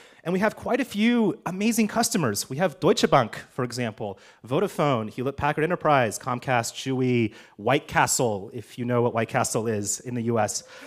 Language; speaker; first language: English; native; English